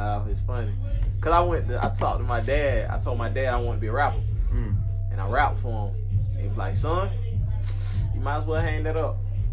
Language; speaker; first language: English; native; English